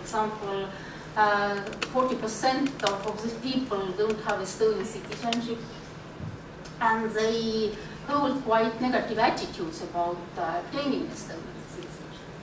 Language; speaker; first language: English; non-native, fluent; Estonian